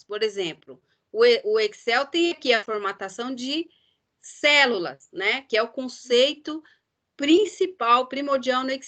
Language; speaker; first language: Portuguese; native; Portuguese